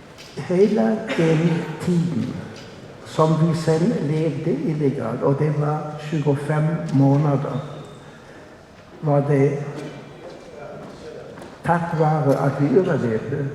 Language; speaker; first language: Swedish; non-native, fluent; German